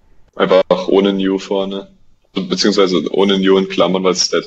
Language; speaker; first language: German; native; German